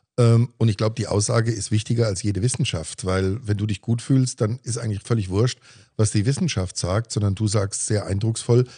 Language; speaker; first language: German; native; German